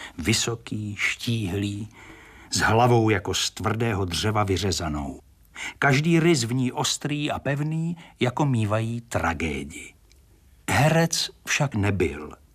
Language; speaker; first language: Czech; native; Czech